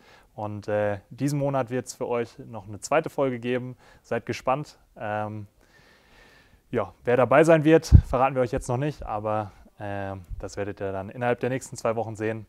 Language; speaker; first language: German; native; German